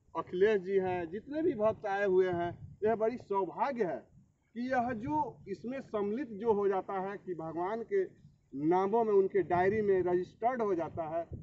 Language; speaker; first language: Hindi; native; Hindi